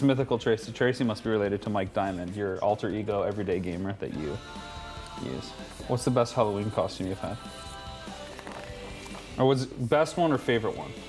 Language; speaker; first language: English; native; English